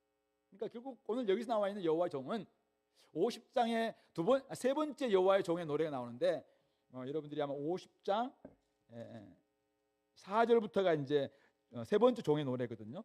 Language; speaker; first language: Korean; native; Korean